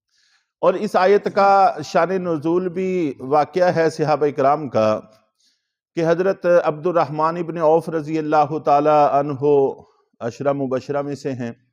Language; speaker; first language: Urdu; native; Urdu